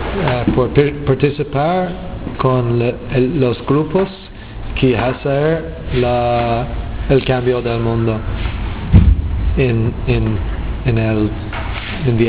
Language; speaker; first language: Spanish; non-native, learner; English